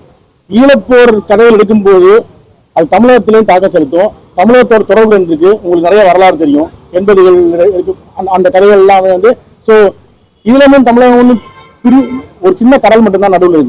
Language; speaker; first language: Tamil; native; Tamil